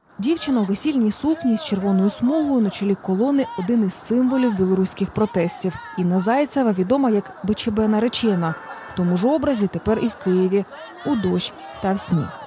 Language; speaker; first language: Ukrainian; native; Ukrainian